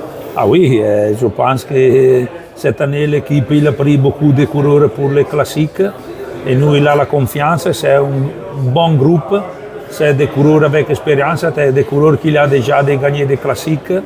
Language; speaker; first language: French; non-native, learner; Italian